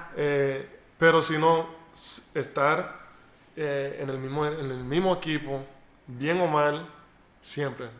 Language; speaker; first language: Spanish; early bilingual, heritage; Spanish